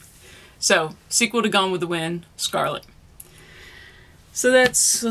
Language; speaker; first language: English; native; English